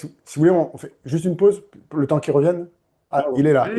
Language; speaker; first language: French; native; French